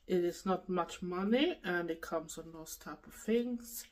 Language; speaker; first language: English; non-native, fluent; Swedish